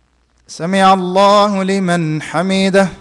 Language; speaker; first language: Arabic; native; Arabic